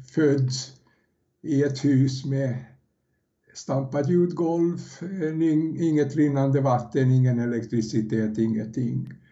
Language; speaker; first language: Swedish; non-native, fluent; Serbian